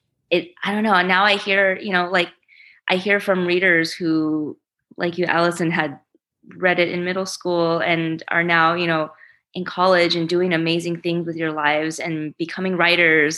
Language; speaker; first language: English; early bilingual, other home language; Chinese